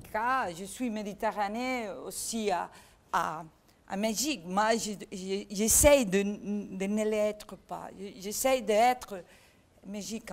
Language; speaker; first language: French; non-native, learner; Catalan